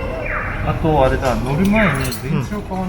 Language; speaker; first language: Japanese; native; Japanese